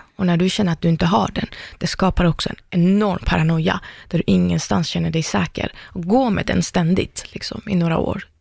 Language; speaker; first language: Swedish; early bilingual, other home language; Persian